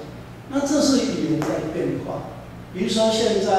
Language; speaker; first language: Chinese; native; Chinese